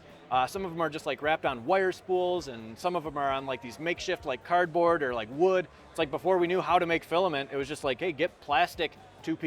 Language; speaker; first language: English; native; English